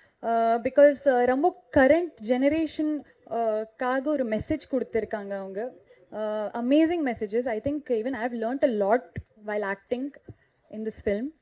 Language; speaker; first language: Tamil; non-native, learner; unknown